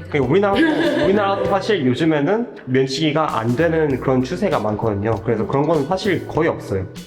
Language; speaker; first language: Korean; native; Korean